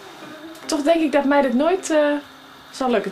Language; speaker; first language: Dutch; native; Dutch